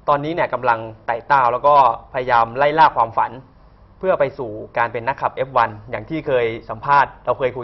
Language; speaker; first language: Thai; native; Thai